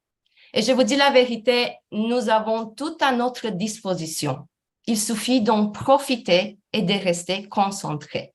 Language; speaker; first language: French; non-native, fluent; Romanian